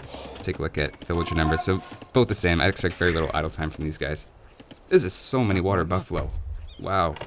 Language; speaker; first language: English; native; English